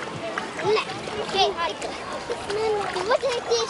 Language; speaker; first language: Swedish; early bilingual, other home language; Achinese